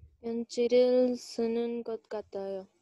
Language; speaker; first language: Korean; non-native, learner; Spanish